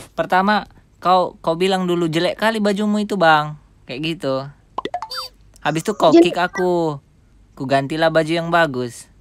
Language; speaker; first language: Indonesian; native; Indonesian